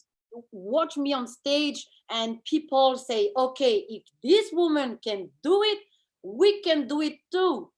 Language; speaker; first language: English; non-native, fluent; French